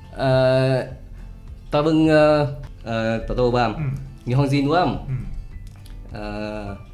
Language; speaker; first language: Japanese; non-native, learner; Vietnamese